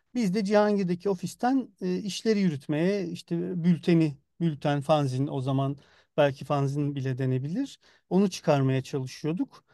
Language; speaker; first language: Turkish; native; Turkish